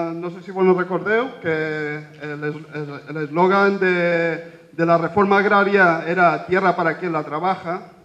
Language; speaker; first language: Spanish; non-native, local second language; Catalan